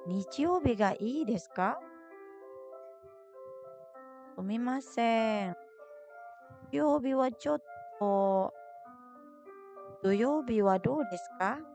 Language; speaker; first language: Japanese; non-native, fluent; Indonesian